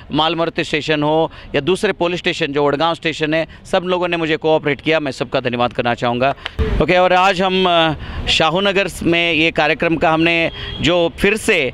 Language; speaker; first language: Hindi; non-native, local second language; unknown